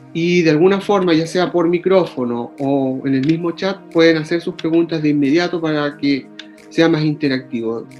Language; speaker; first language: Spanish; native; Spanish